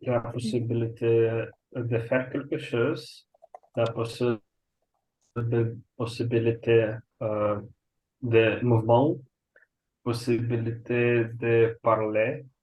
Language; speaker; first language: French; non-native, learner; Russian